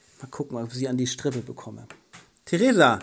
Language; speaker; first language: German; native; German